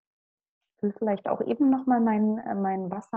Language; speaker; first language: German; native; German